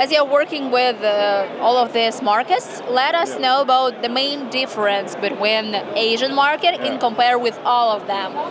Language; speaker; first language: English; non-native, learner; Ukrainian